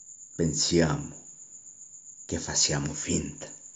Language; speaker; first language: Italian; non-native, learner; Spanish